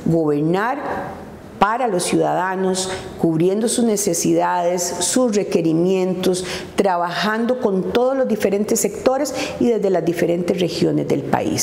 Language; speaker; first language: Spanish; native; Spanish